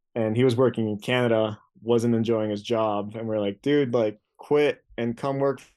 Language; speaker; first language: English; early bilingual, other home language; Greek